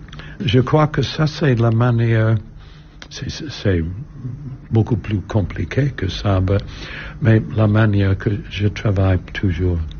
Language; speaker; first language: French; non-native, learner; English